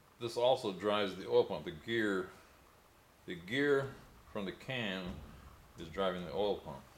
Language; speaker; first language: English; native; English